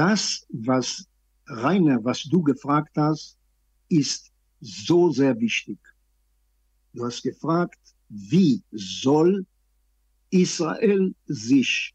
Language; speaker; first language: German; non-native, fluent; Hebrew